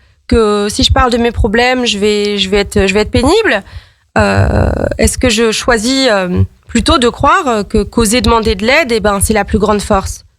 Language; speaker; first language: French; native; French